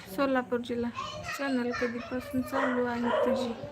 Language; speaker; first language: Marathi; non-native, local second language; Kannada